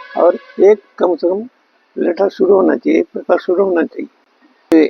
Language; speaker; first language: Hindi; non-native, local second language; Bangla